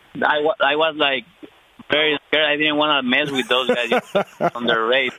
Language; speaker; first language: English; non-native, fluent; Spanish